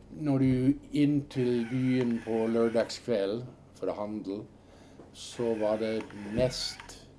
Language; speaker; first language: Norwegian; early bilingual, heritage; Norwegian